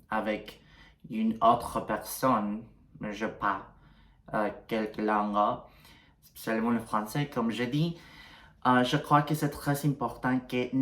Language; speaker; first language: French; non-native, learner; Spanish